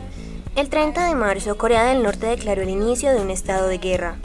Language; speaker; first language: Spanish; native; Spanish